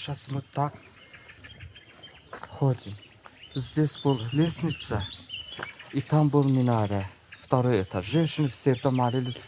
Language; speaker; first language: Russian; non-native, local second language; Azerbaijani